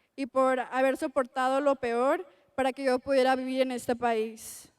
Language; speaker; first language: Spanish; early bilingual, heritage; Spanish